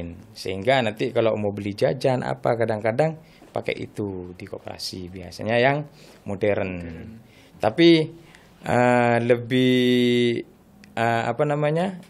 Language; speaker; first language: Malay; non-native, local second language; Madurese